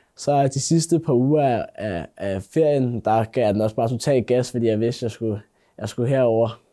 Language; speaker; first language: Danish; native; Danish